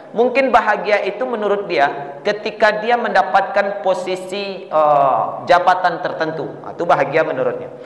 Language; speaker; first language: Malay; non-native, local second language; Minangkabau